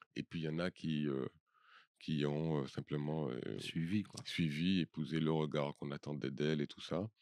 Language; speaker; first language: French; native; French